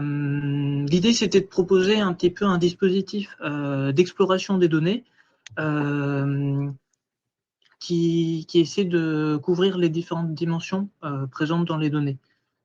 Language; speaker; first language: French; native; French